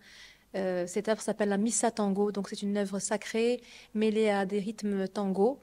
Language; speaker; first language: French; non-native, local second language; Arabic